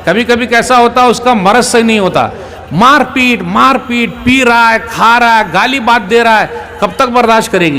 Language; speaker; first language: Hindi; native; Hindi